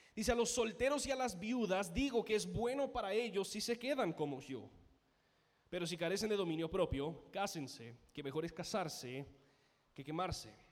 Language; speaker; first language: Spanish; non-native, fluent; English